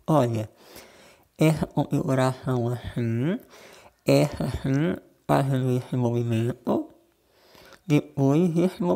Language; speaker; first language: Portuguese; non-native, local second language; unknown